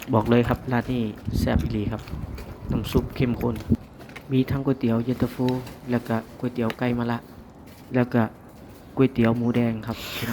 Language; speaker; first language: Thai; native; Thai